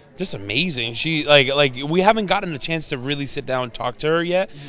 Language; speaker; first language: English; native; English